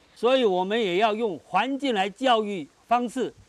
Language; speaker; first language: Chinese; native; Chinese